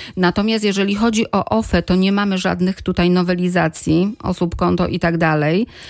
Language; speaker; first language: Polish; native; Polish